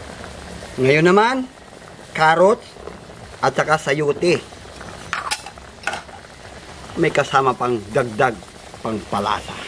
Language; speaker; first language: Filipino; native; Filipino